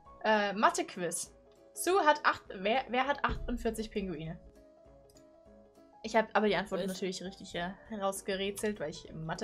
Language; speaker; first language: German; native; German